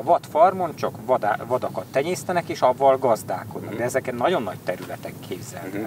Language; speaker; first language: Hungarian; native; Hungarian